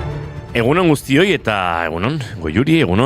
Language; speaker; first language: Basque; native; Basque